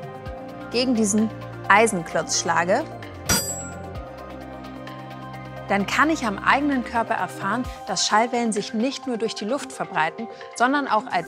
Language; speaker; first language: German; native; German